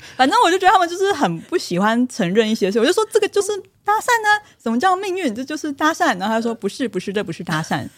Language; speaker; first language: Chinese; native; Chinese